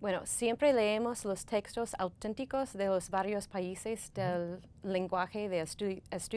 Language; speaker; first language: Spanish; non-native, fluent; English